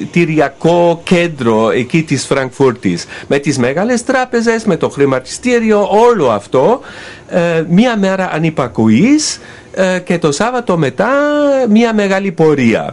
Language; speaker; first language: Greek; non-native, fluent; German